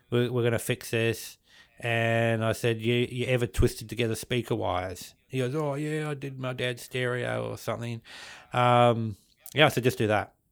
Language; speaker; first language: English; native; English